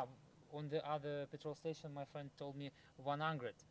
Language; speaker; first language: English; non-native, learner; Russian